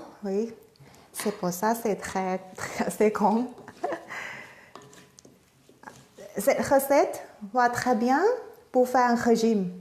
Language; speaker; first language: French; non-native, fluent; Thai